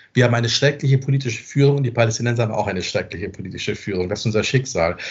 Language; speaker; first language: German; native; German